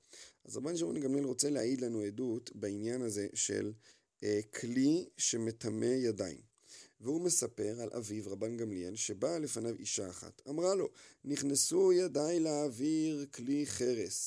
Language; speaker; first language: Hebrew; native; Hebrew